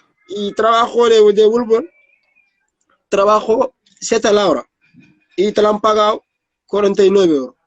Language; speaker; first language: Spanish; non-native, learner; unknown